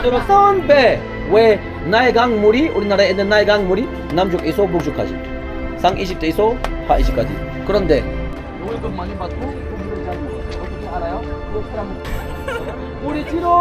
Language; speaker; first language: Korean; non-native, learner; Arabic